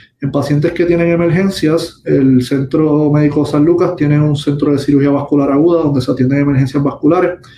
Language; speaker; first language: Spanish; native; Spanish